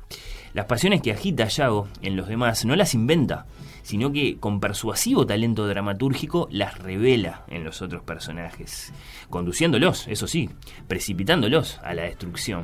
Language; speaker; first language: Spanish; native; Spanish